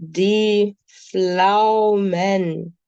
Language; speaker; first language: German; non-native, fluent; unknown